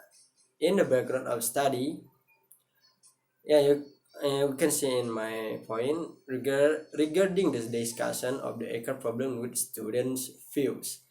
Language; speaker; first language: English; non-native, learner; Indonesian